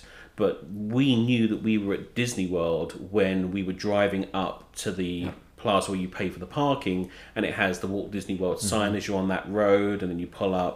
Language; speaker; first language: English; native; English